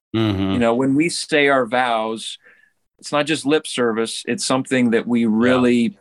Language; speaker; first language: English; native; English